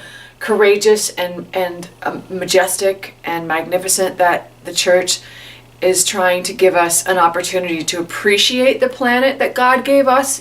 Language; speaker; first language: English; native; English